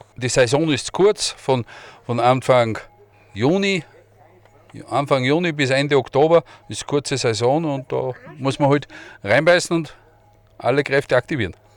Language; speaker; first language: German; native; German